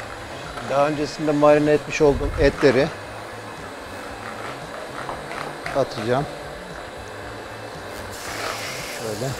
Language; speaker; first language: Turkish; native; Turkish